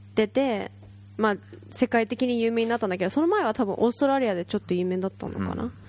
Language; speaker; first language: Japanese; native; Japanese